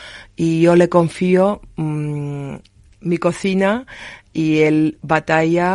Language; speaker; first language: Spanish; non-native, learner; Georgian